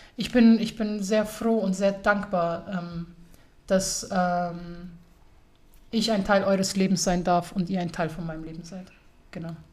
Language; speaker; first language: German; early bilingual, other home language; Persian